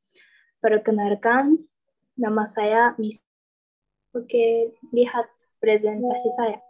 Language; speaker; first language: Indonesian; non-native, learner; Japanese